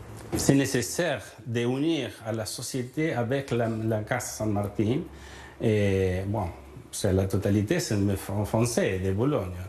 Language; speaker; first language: French; non-native, learner; Spanish